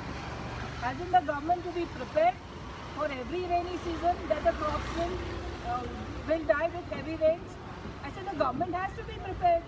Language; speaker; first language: English; non-native, local second language; Konkani